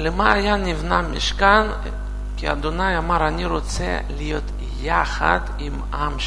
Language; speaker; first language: Hebrew; non-native, fluent; Russian